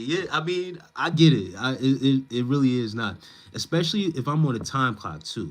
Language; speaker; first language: English; native; English